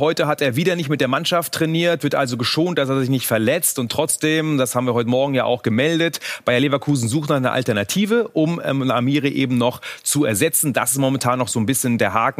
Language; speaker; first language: German; native; German